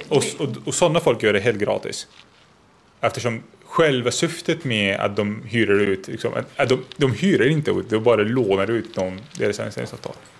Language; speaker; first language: Swedish; non-native, fluent; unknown